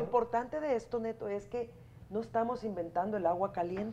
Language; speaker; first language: Spanish; native; Spanish